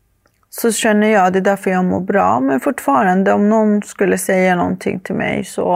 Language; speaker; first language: Swedish; early bilingual, other home language; Arabic